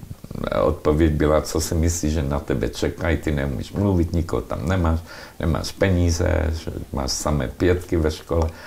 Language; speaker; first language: Czech; non-native, local second language; Slovak